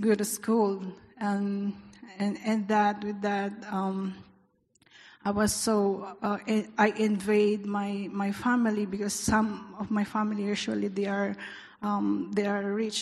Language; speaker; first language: English; non-native, local second language; Iloko